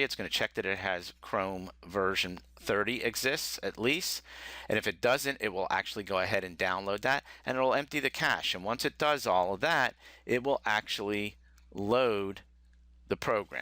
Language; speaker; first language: English; native; English